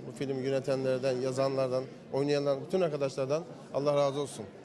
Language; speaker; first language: Turkish; native; Turkish